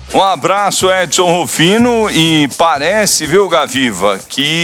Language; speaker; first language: Portuguese; native; Portuguese